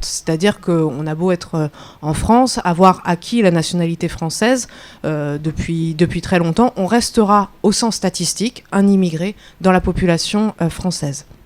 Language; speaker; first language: French; native; French